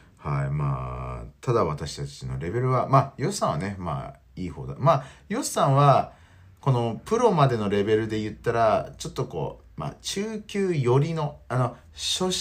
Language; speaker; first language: Japanese; native; Japanese